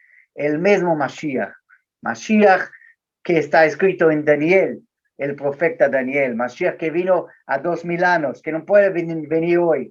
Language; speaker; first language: Spanish; non-native, learner; Portuguese